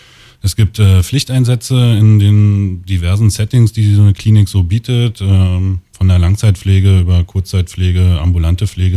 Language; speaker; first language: German; native; German